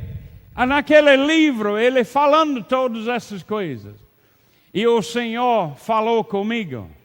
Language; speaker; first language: Portuguese; non-native, learner; English